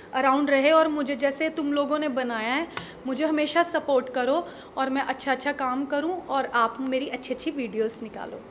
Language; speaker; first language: Hindi; non-native, local second language; Punjabi